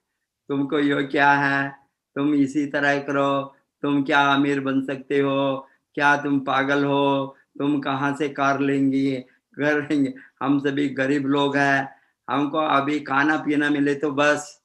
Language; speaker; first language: Hindi; non-native, fluent; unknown